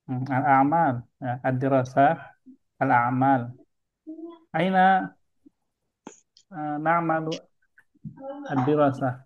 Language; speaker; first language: Arabic; non-native, fluent; Indonesian